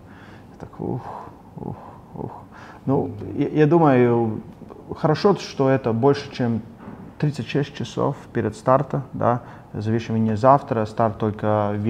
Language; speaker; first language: Russian; non-native, learner; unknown